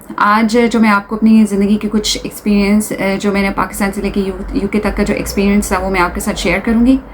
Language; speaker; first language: Urdu; native; Urdu